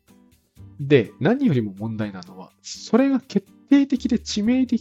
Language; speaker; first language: Japanese; native; Japanese